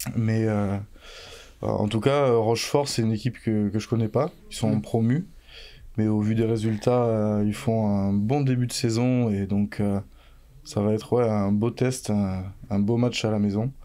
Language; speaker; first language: French; native; French